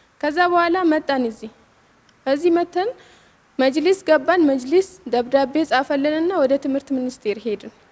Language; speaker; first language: Amharic; non-native, local second language; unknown